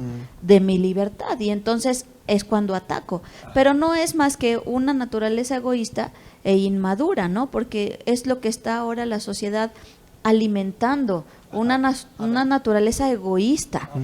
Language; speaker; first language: Spanish; native; Spanish